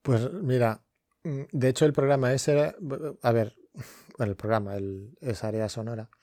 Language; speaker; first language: Spanish; non-native, local second language; Galician